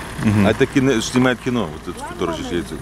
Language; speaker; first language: Russian; native; Russian